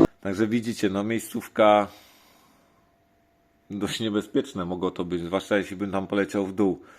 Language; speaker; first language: Polish; native; Polish